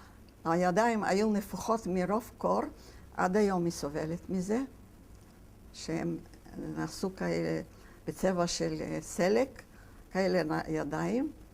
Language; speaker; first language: Hebrew; non-native, fluent; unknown